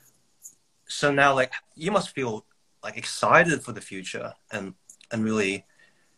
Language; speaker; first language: English; native; English